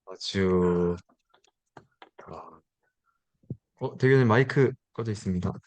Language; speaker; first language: Korean; native; Korean